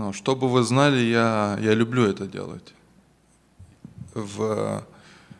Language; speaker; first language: Russian; non-native, local second language; Romanian